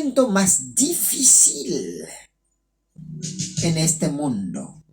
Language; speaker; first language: Spanish; non-native, local second language; Haitian Creole